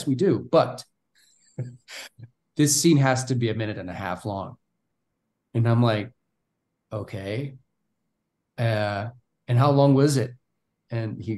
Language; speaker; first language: English; non-native, fluent; Bulgarian